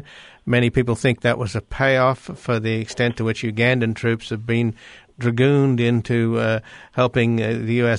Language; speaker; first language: English; native; English